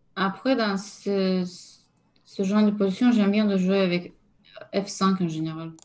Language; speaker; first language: French; non-native, fluent; Lithuanian